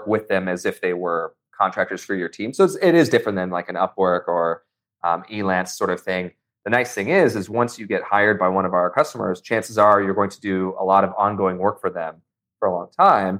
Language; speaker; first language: English; native; English